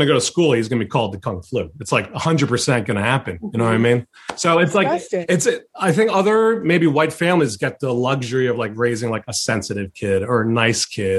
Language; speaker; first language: English; early bilingual, other home language; Chinese